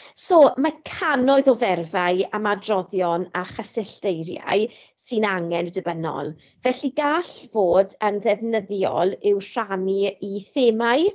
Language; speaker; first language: Welsh; non-native, local second language; English